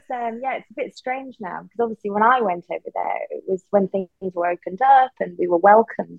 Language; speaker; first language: English; native; English